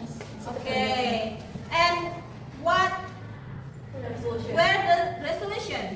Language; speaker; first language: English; non-native, learner; Indonesian